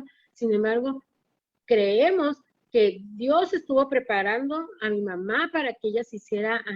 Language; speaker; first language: Spanish; native; Spanish